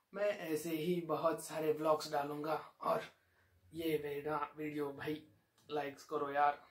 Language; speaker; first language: Hindi; non-native, local second language; Marathi